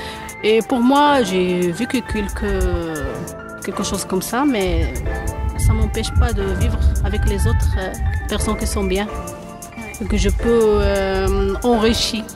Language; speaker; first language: French; non-native, fluent; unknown